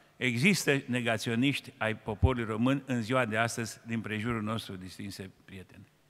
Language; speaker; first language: Romanian; native; Romanian